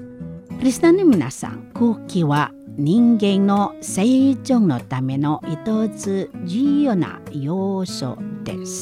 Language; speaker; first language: Japanese; non-native, fluent; Indonesian